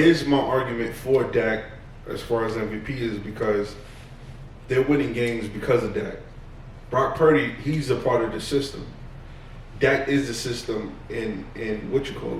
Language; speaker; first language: English; native; English